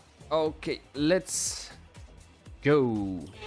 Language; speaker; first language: English; non-native, fluent; Polish